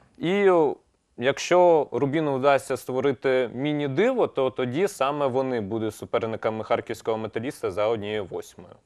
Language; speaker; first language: Ukrainian; native; Ukrainian